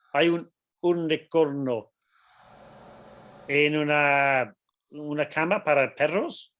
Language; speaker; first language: Spanish; non-native, fluent; English